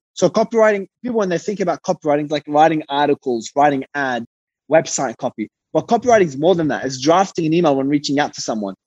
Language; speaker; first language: English; early bilingual, other home language; Arabic